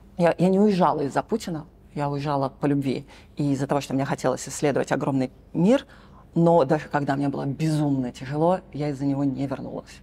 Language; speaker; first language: Russian; native; Russian